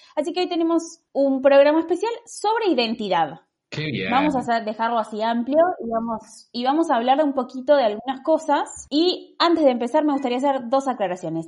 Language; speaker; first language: Spanish; native; Spanish